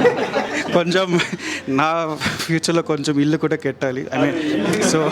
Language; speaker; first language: Telugu; non-native, learner; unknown